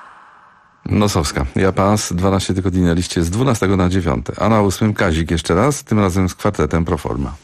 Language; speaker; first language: Polish; native; Polish